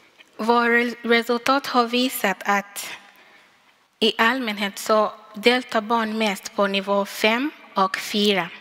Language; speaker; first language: Swedish; non-native, fluent; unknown